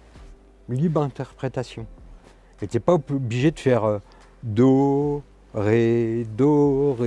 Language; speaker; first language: French; native; French